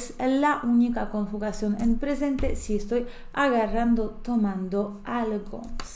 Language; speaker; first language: Spanish; non-native, fluent; Polish